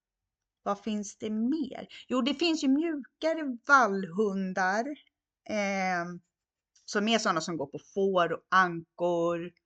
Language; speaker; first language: Swedish; non-native, fluent; Hungarian